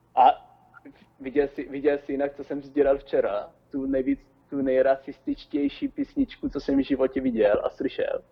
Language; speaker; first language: Czech; non-native, fluent; Italian